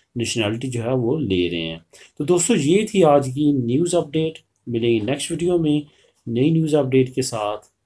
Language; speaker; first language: Urdu; native; Urdu